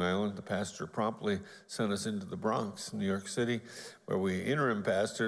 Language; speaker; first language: English; native; English